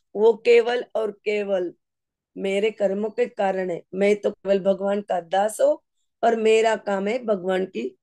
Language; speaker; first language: Hindi; non-native, local second language; Marathi